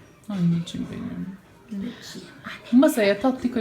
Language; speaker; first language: Turkish; native; Turkish